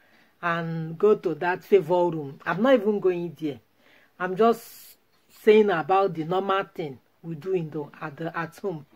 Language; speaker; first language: English; non-native, local second language; Igbo